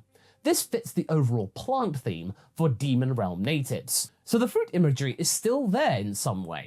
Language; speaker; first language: English; native; English